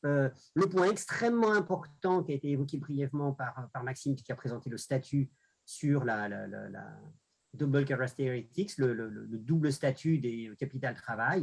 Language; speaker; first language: French; native; French